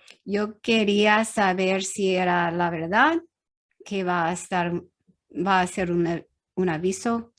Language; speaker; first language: Spanish; non-native, learner; English